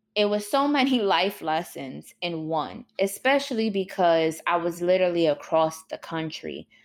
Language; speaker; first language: English; native; English